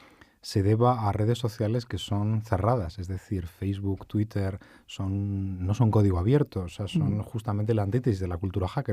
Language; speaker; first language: Spanish; native; Spanish